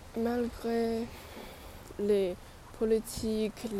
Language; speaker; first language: French; non-native, learner; English